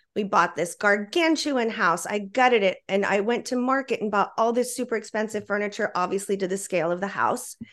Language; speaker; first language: English; native; English